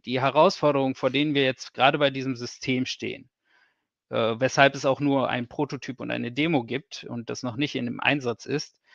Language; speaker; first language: German; native; German